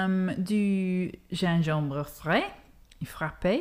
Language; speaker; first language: French; non-native, fluent; English